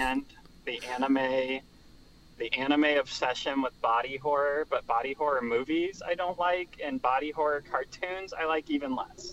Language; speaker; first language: English; native; English